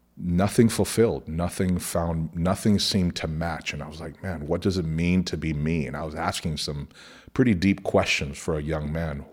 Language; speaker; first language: English; early bilingual, other home language; Spanish